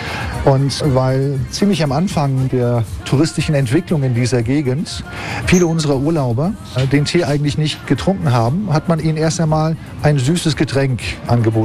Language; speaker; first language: German; non-native, fluent; Turkish